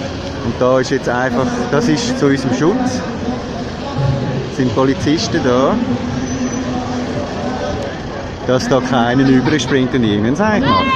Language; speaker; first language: German; native; German